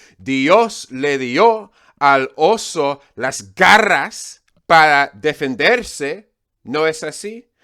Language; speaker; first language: Spanish; non-native, fluent; English